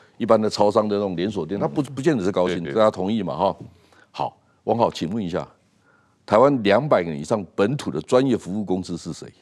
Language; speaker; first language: Chinese; native; Chinese